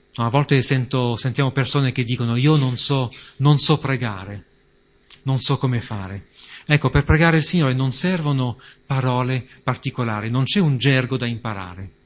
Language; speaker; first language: Italian; non-native, fluent; French